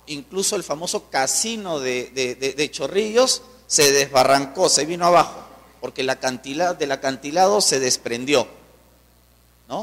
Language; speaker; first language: Spanish; native; Spanish